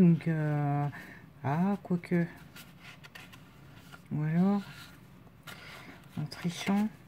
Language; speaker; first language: French; native; French